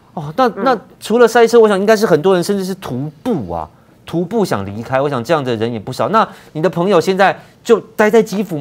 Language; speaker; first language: Chinese; native; Chinese